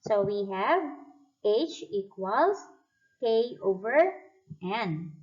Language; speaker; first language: English; non-native, local second language; Filipino